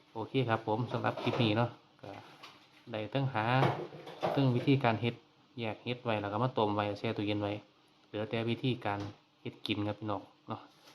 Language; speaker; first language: Thai; native; Thai